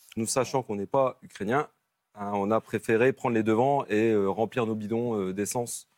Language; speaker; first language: French; native; French